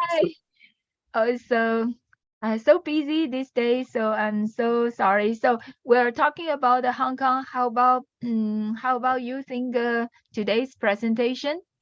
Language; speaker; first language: English; non-native, learner; Chinese